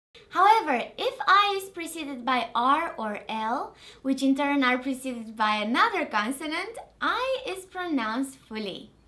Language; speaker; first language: English; non-native, fluent; Romanian